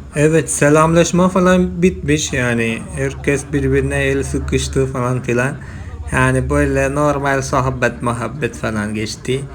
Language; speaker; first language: Turkish; non-native, fluent; Malayalam